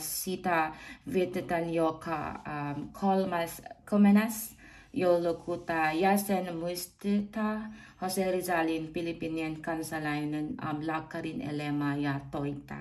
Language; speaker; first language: Finnish; non-native, learner; Filipino